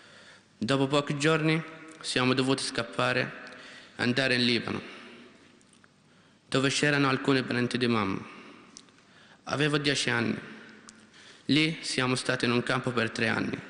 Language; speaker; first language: Italian; non-native, learner; Arabic